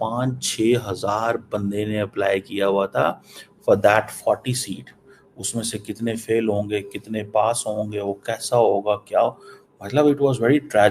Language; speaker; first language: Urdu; non-native, local second language; Punjabi